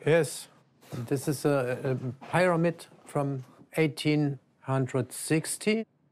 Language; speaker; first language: English; non-native, learner; German